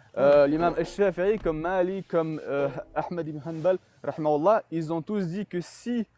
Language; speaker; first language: French; early bilingual, other home language; Chechen